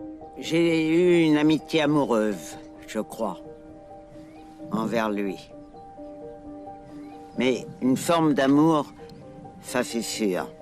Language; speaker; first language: French; non-native, learner; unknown